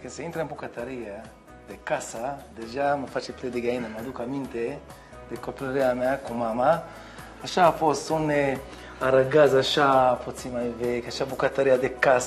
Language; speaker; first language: Romanian; non-native, learner; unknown